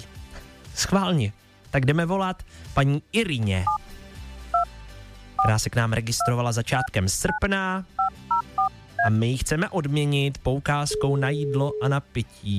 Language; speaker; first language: Czech; native; Czech